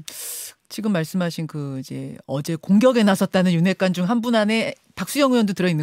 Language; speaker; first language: Korean; native; Korean